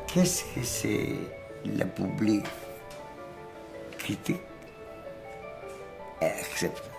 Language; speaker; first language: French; non-native, learner; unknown